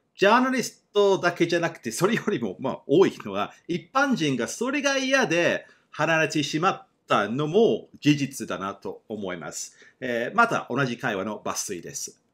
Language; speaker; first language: Japanese; non-native, fluent; English